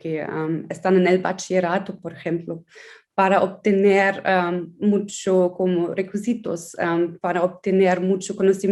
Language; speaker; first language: Spanish; non-native, fluent; German